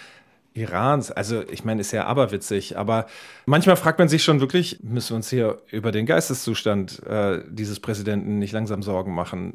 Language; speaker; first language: German; native; German